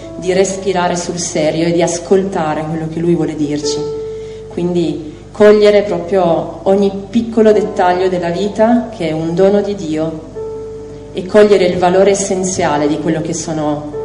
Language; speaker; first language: Italian; native; Italian